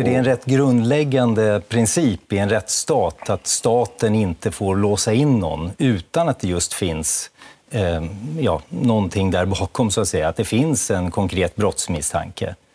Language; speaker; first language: Swedish; native; Swedish